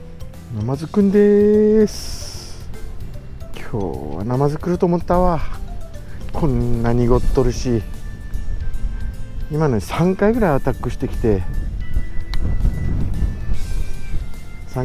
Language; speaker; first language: Japanese; native; Japanese